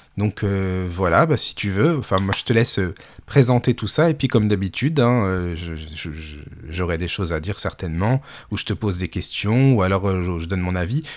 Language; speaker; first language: French; native; French